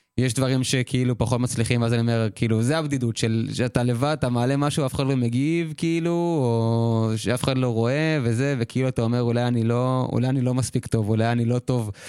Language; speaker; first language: Hebrew; native; Hebrew